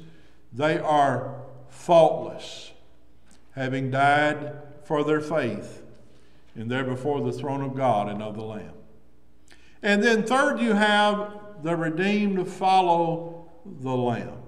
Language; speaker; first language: English; native; English